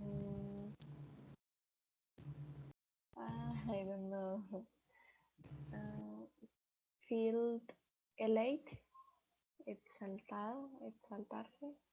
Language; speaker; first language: English; non-native, learner; Spanish